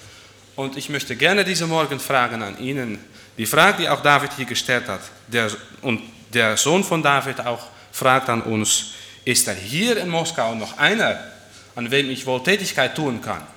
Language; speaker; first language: German; non-native, fluent; Dutch